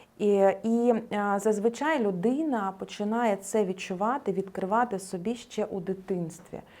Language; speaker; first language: Ukrainian; non-native, local second language; Russian